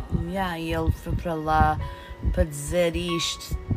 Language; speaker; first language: Portuguese; early bilingual, heritage; Portuguese